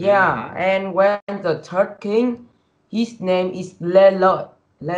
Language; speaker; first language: English; non-native, learner; Vietnamese